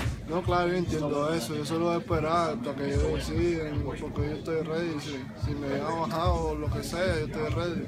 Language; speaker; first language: Spanish; non-native, local second language; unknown